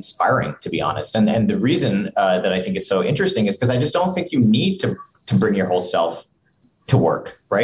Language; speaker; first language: English; native; English